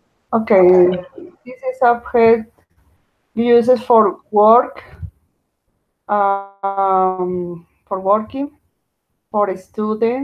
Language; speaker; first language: English; non-native, learner; Spanish